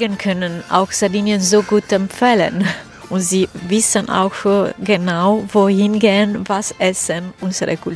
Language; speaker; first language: German; non-native, fluent; Italian